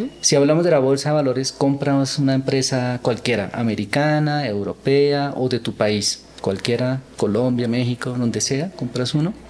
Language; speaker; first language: Spanish; early bilingual, other home language; Korean